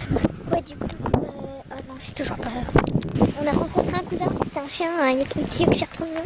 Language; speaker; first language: French; native; French